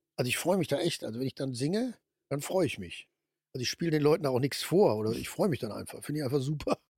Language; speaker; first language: German; native; German